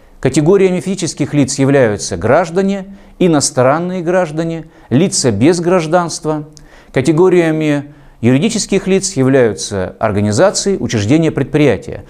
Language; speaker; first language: Russian; native; Russian